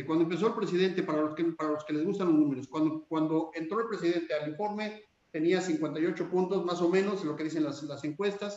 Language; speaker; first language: Spanish; native; Spanish